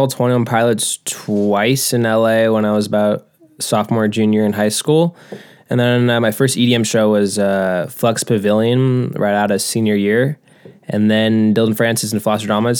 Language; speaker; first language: English; native; English